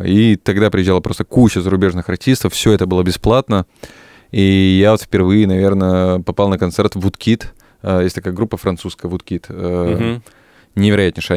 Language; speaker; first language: Russian; native; Russian